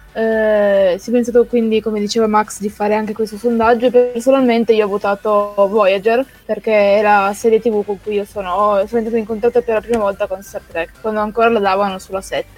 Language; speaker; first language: Italian; native; Italian